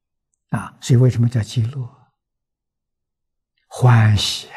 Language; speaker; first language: Chinese; native; Chinese